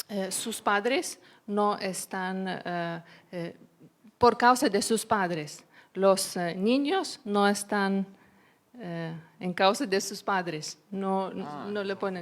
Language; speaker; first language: Spanish; non-native, learner; Lithuanian